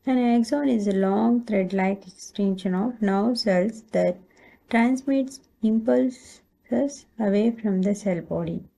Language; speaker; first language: English; non-native, local second language; Kannada